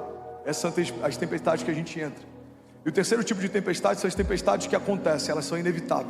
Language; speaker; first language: Portuguese; native; Portuguese